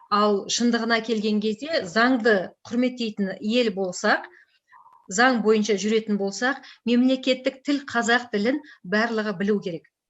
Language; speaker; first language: Kazakh; native; Kazakh